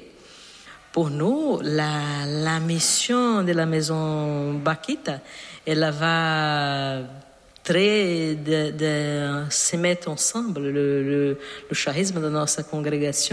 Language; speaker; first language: French; non-native, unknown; Portuguese